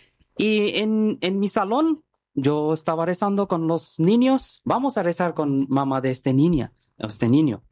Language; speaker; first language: Spanish; non-native, learner; Bangla